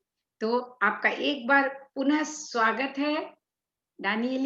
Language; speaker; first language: Hindi; native; Hindi